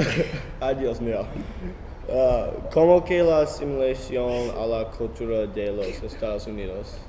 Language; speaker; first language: Spanish; non-native, learner; English